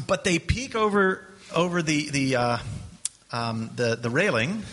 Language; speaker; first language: English; native; English